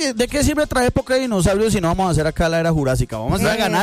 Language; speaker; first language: Spanish; native; Spanish